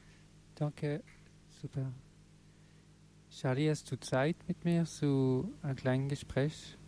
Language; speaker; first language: German; non-native, learner; French